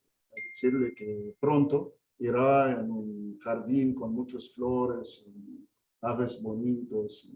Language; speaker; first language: Spanish; non-native, fluent; Arabic